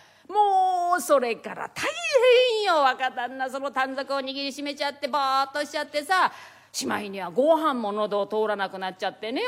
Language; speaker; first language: Japanese; native; Japanese